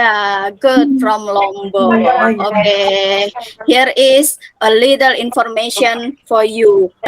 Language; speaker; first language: English; non-native, fluent; Indonesian